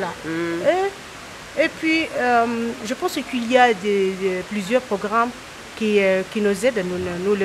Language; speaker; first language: French; non-native, local second language; Arabic